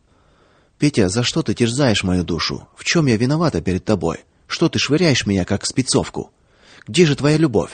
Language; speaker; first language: Russian; native; Russian